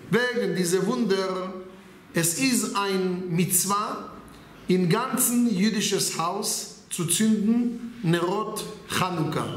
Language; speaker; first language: German; non-native, fluent; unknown